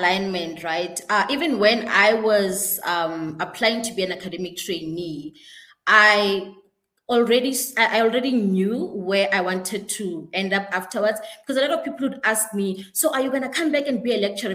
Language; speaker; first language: English; non-native, local second language; Northern Sotho